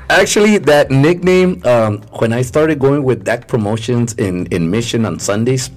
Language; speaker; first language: English; early bilingual, other home language; Spanish